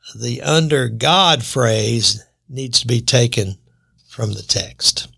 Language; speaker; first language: English; native; English